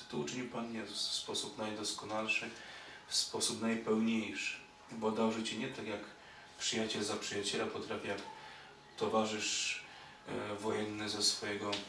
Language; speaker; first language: Polish; native; Polish